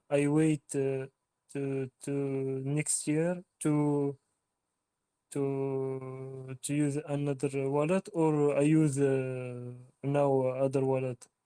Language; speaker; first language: English; non-native, learner; French